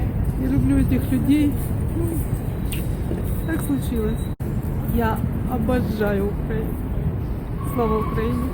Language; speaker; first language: Russian; native; Russian